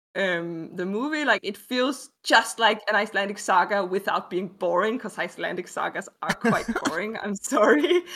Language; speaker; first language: English; non-native, fluent; Danish